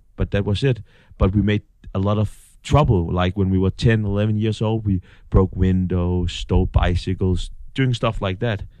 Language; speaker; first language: English; non-native, fluent; Danish